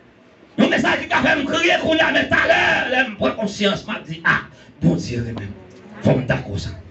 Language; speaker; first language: French; non-native, learner; Haitian Creole